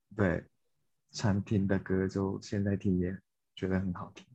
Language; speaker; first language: Chinese; non-native, fluent; Japanese